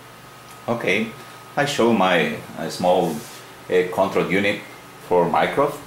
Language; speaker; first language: English; non-native, learner; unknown